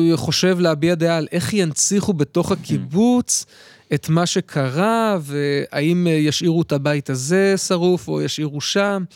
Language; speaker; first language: Hebrew; native; Hebrew